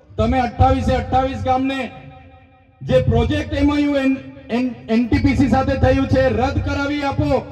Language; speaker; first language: Gujarati; non-native, local second language; Vasavi